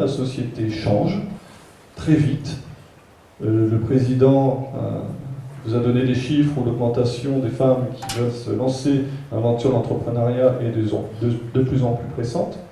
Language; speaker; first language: French; native; French